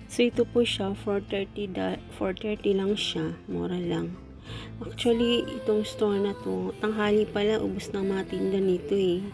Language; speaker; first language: Filipino; non-native, local second language; Cebuano